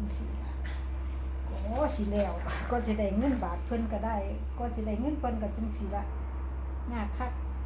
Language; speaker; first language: Thai; native; Thai